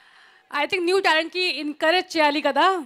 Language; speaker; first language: Telugu; non-native, learner; Hindi